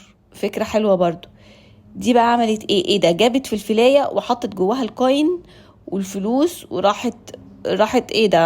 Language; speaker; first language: Arabic; native; Arabic